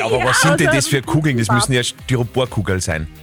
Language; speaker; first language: German; native; German